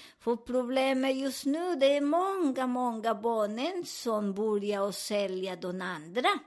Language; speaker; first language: Swedish; non-native, fluent; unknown